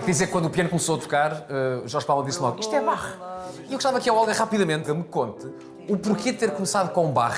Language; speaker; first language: Portuguese; native; Portuguese